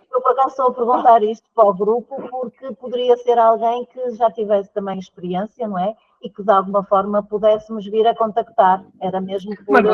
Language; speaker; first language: Portuguese; native; Portuguese